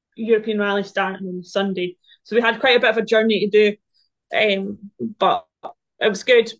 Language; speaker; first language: English; native; English